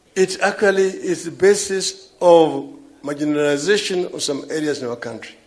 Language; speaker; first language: English; non-native, local second language; Luo (Kenya and Tanzania)